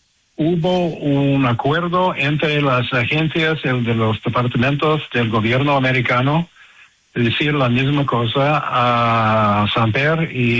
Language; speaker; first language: Spanish; non-native, learner; English